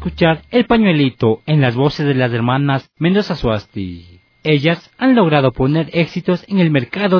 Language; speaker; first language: Spanish; native; Spanish